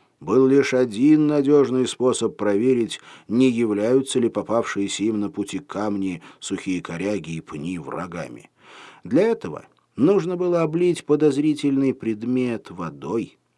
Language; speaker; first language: Russian; native; Russian